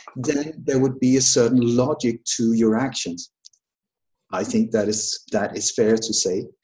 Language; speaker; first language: English; early bilingual, other home language; Danish